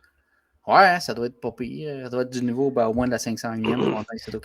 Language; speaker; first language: French; native; French